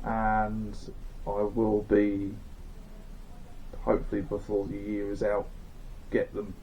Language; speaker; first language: English; native; English